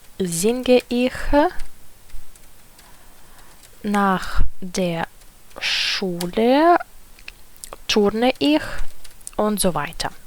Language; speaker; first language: German; non-native, fluent; Ukrainian